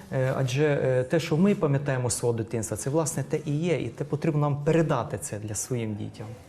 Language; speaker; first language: Ukrainian; native; Ukrainian